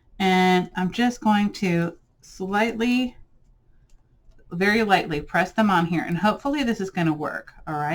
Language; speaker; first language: English; native; English